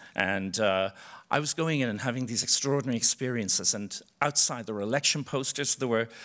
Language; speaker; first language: English; native; English